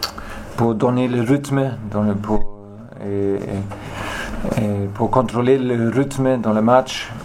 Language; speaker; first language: French; non-native, learner; German